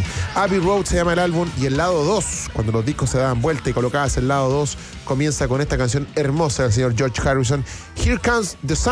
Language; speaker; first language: Spanish; native; Spanish